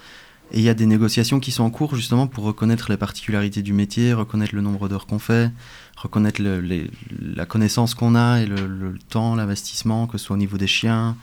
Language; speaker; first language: French; native; French